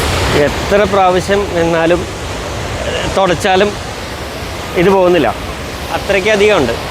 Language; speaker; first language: Malayalam; native; Malayalam